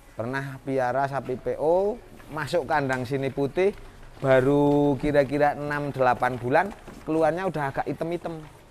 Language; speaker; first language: Indonesian; non-native, local second language; Javanese